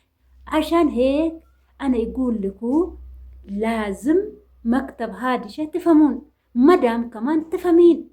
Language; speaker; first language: Arabic; non-native, learner; Oromo